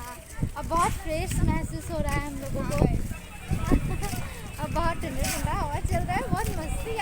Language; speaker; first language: Hindi; native; Hindi